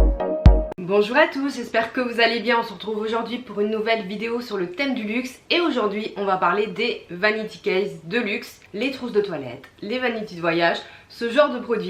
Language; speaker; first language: French; native; French